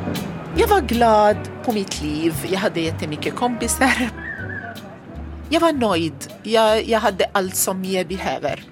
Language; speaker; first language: Swedish; non-native, learner; Arabic